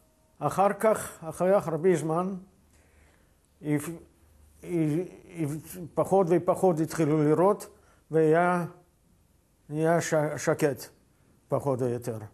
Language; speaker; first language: Hebrew; non-native, fluent; Yiddish